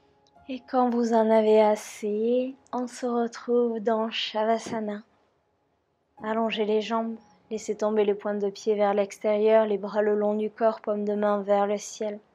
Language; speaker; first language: French; native; French